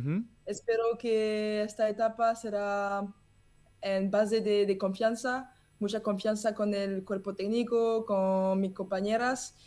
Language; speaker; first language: Spanish; non-native, learner; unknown